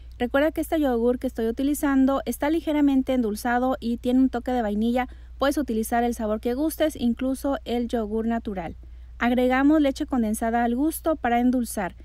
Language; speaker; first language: Spanish; native; Spanish